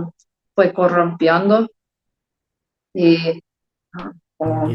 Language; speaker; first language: Spanish; non-native, learner; English